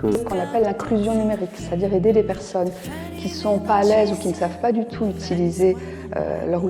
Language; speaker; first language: French; native; French